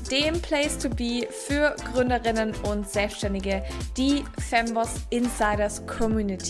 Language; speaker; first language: German; native; German